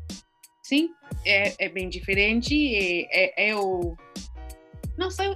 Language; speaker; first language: Portuguese; non-native, learner; English